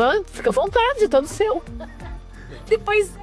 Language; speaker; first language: Portuguese; native; Portuguese